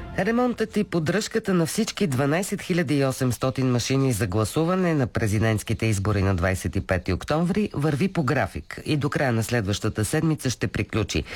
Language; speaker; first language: Bulgarian; native; Bulgarian